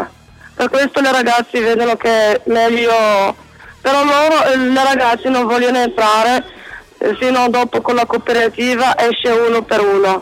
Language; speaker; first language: Italian; non-native, learner; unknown